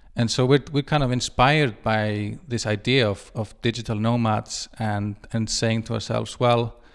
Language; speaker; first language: English; non-native, fluent; Icelandic